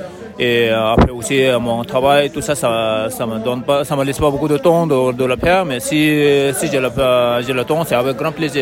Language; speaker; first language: French; non-native, fluent; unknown